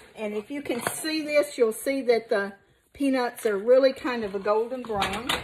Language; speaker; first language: English; native; English